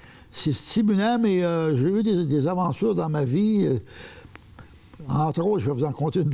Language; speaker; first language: French; native; French